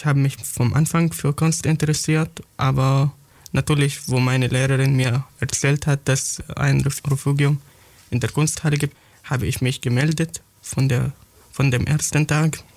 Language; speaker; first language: German; non-native, learner; Arabic